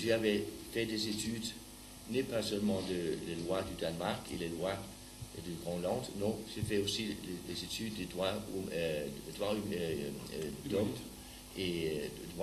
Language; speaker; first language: French; non-native, learner; Danish